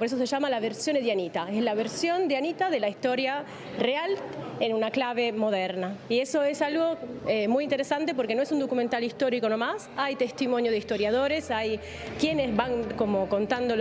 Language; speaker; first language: Spanish; native; Spanish